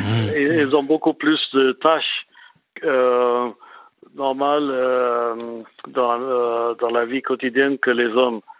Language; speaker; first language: French; non-native, fluent; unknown